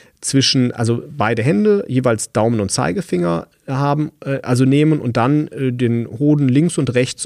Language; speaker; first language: German; native; German